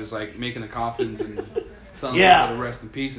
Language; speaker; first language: English; native; English